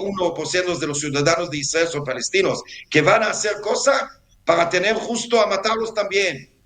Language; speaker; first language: Spanish; non-native, fluent; Hebrew